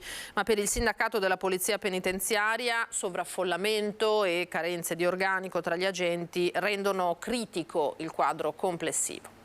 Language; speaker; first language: Italian; native; Italian